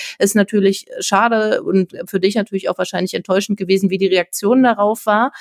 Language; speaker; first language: German; native; German